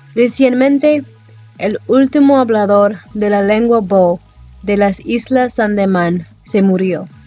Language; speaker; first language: Spanish; non-native, learner; English